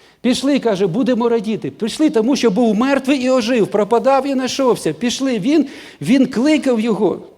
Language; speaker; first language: Ukrainian; non-native, local second language; Russian